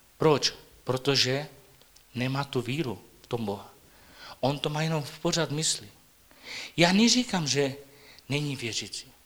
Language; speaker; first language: Czech; non-native, local second language; Romany